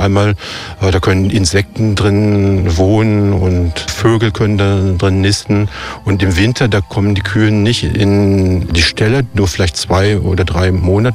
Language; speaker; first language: German; native; German